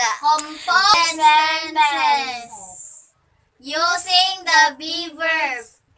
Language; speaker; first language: English; non-native, local second language; Cebuano